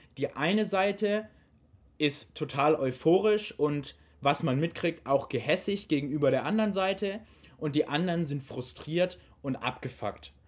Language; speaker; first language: German; native; German